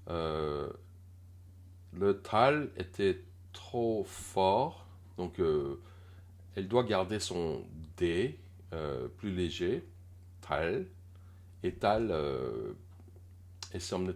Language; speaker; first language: French; non-native, fluent; Korean